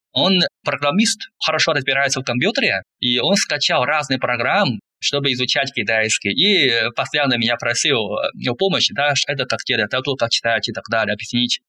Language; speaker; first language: Russian; non-native, fluent; Chinese